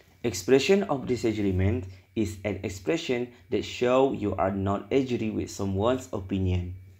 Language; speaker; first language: English; non-native, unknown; Indonesian